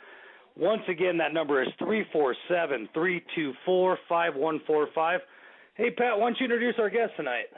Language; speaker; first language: English; native; English